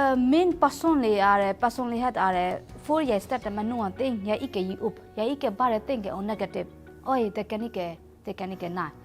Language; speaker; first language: Norwegian; non-native, learner; Burmese